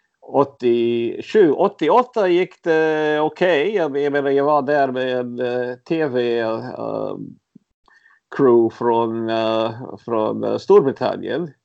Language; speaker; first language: Swedish; early bilingual, other home language; Latvian